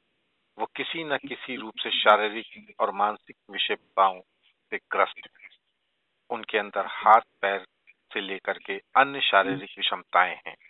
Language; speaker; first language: Hindi; native; Hindi